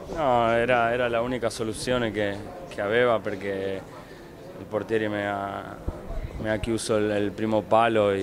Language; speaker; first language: Italian; non-native, fluent; Spanish